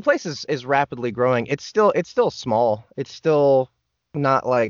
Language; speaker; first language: English; native; English